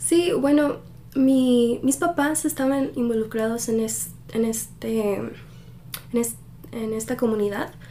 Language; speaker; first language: Spanish; early bilingual, heritage; Spanish